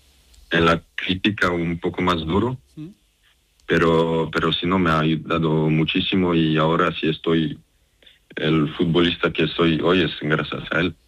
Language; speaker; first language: Spanish; non-native, fluent; French